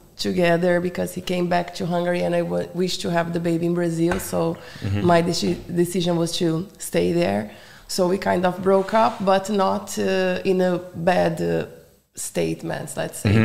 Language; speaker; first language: English; non-native, fluent; Portuguese